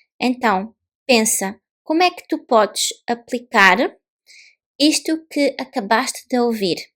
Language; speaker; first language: Portuguese; native; Portuguese